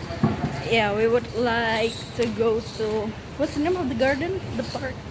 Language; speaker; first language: English; non-native, learner; Indonesian